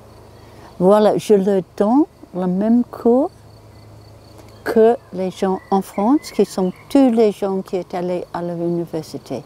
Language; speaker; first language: French; non-native, learner; English